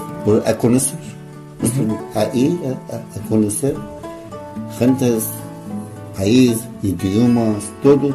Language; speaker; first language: Spanish; non-native, learner; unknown